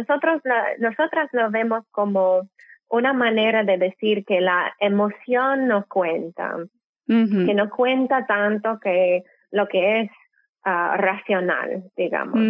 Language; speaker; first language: Spanish; non-native, fluent; English